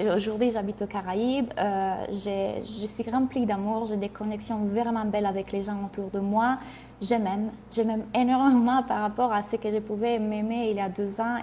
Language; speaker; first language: French; non-native, fluent; Italian